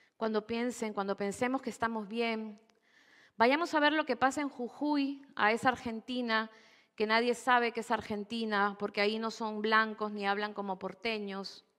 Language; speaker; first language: Spanish; native; Spanish